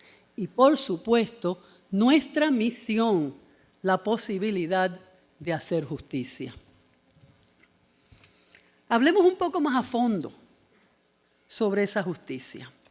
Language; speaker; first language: Spanish; native; Spanish